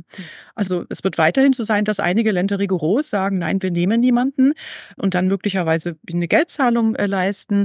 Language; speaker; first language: German; native; German